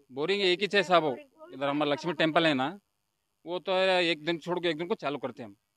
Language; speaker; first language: Hindi; native; Hindi